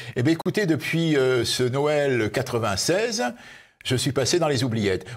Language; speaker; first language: French; native; French